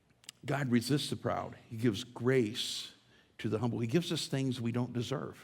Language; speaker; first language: English; native; English